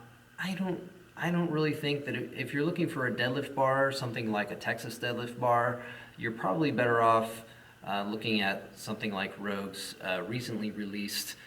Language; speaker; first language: English; native; English